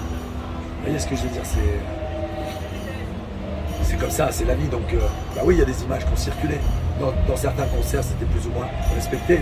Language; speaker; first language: French; native; French